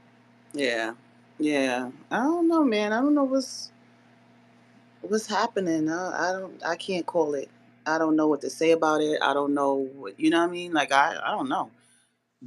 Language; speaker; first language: English; native; English